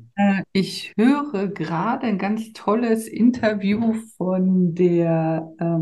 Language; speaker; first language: German; native; German